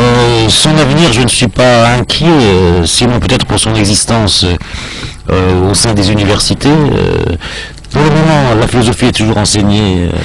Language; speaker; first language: French; native; French